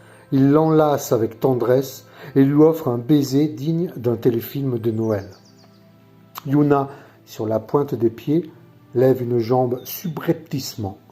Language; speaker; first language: French; native; French